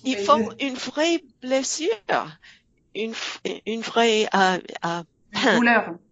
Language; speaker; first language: French; non-native, fluent; English